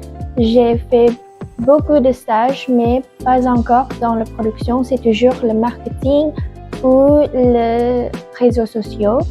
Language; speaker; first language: French; non-native, learner; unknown